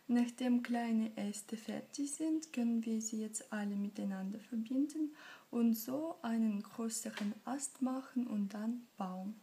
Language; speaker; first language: German; non-native, fluent; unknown